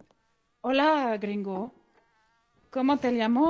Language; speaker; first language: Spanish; non-native, learner; French